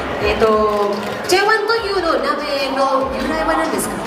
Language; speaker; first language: Japanese; non-native, learner; Thai